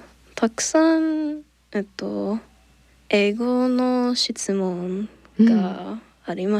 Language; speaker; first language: Japanese; non-native, learner; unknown